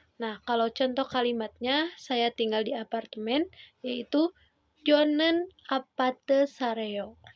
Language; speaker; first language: Indonesian; native; Indonesian